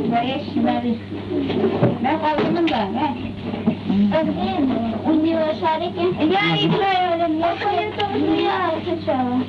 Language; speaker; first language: Russian; native; Russian